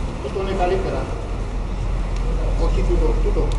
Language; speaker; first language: Greek; early bilingual, heritage; Greek